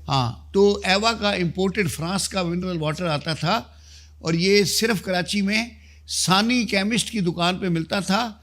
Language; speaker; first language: Urdu; native; Urdu